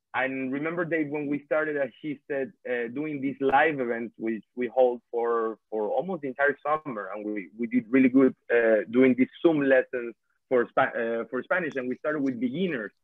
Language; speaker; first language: English; non-native, fluent; Spanish